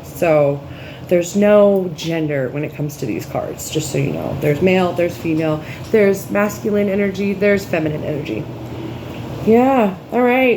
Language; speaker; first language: English; native; English